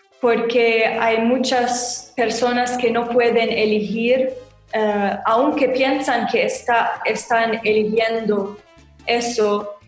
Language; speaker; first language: Spanish; non-native, learner; Arabic